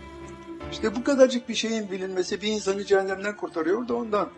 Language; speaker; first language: Turkish; native; Turkish